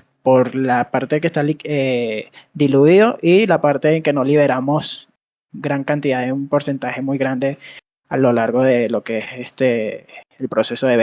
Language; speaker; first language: Spanish; native; Spanish